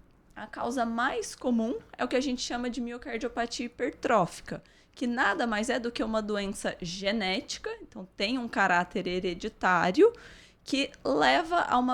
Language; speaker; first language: Portuguese; native; Portuguese